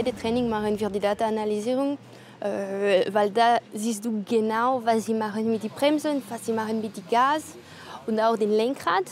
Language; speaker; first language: German; non-native, local second language; French